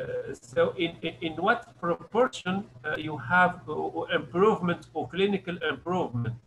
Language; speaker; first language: English; non-native, learner; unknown